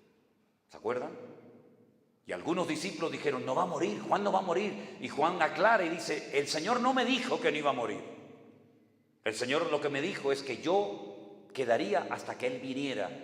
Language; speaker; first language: Spanish; native; Spanish